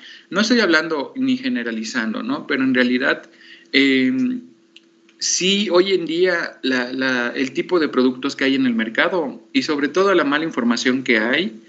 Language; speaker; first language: Spanish; native; Spanish